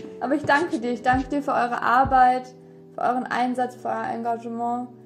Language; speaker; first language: German; early bilingual, other home language; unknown